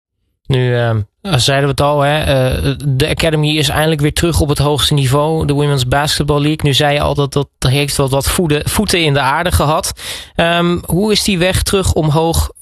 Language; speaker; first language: Dutch; native; Dutch